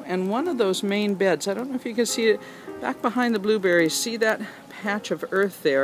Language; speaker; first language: English; native; English